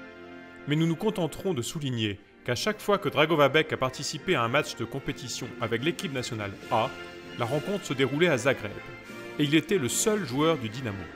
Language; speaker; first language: French; native; French